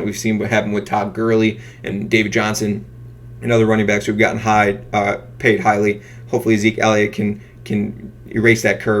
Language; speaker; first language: English; native; English